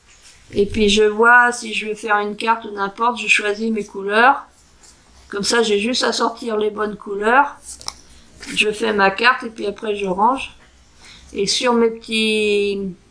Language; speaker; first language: French; native; French